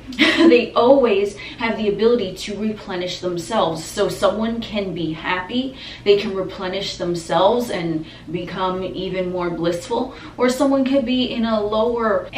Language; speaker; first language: English; native; English